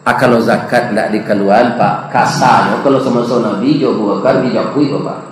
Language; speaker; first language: Malay; non-native, local second language; Minangkabau